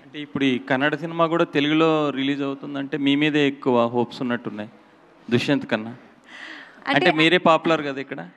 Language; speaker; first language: Telugu; native; Telugu